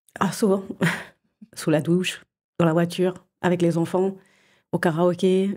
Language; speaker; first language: French; early bilingual, other home language; Portuguese